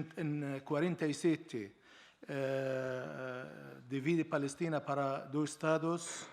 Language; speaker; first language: Spanish; non-native, learner; Arabic